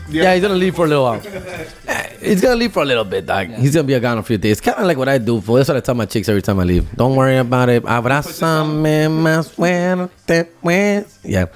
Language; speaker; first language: English; early bilingual, other home language; Spanish